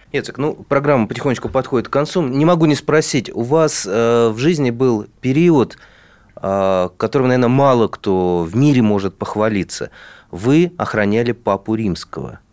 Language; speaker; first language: Russian; native; Russian